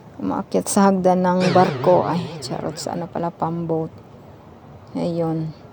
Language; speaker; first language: Filipino; non-native, local second language; Cebuano